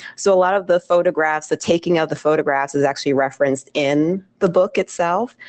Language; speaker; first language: English; native; English